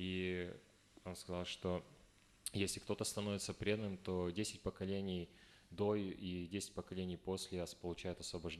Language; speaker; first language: Russian; native; Russian